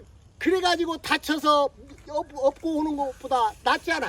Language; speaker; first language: Korean; native; Korean